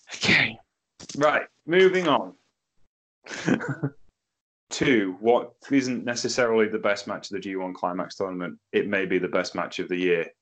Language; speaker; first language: English; native; English